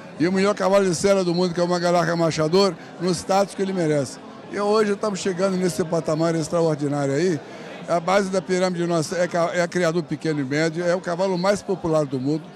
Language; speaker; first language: Portuguese; non-native, fluent; Arabic